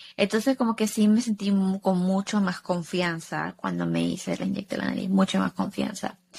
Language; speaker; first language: Spanish; early bilingual, heritage; Spanish